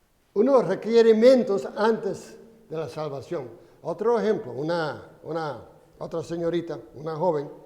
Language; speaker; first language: Spanish; non-native, fluent; English